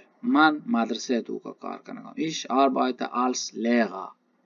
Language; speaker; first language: German; non-native, learner; Baluchi